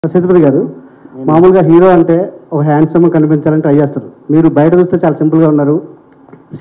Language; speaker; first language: Telugu; native; Telugu